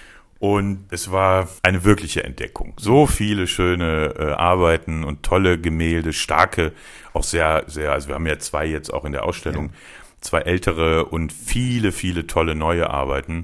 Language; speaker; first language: German; native; German